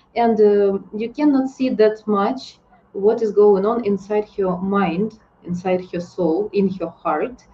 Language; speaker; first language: English; non-native, fluent; Ukrainian